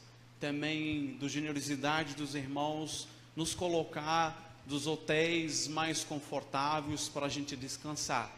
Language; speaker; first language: Portuguese; non-native, fluent; Arabic